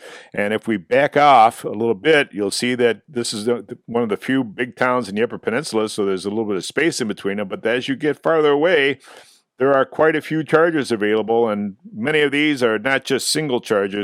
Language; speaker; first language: English; native; English